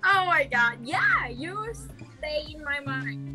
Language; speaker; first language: English; non-native, learner; Thai